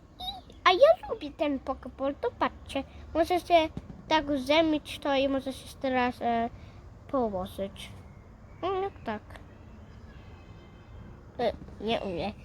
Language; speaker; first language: Polish; early bilingual, heritage; Polish